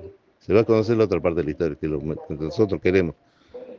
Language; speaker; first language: Spanish; native; Spanish